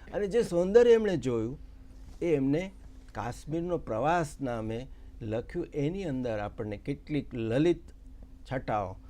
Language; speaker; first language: Gujarati; native; Gujarati